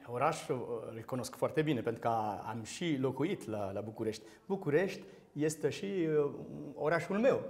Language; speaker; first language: Romanian; non-native, learner; French